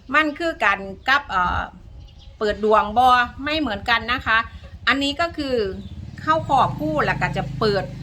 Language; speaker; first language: Thai; native; Thai